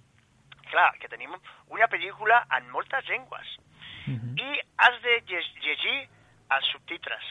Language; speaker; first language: Catalan; non-native, fluent; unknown